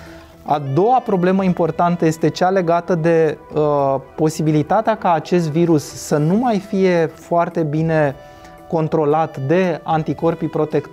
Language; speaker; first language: Romanian; native; Romanian